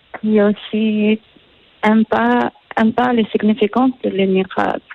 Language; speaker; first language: French; non-native, learner; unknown